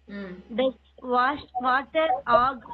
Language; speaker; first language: German; non-native, learner; Tamil